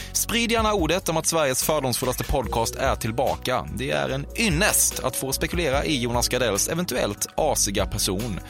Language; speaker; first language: Swedish; native; Swedish